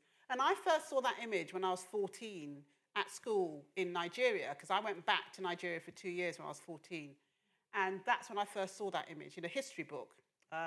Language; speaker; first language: English; native; English